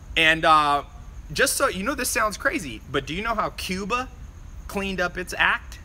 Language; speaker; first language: English; native; English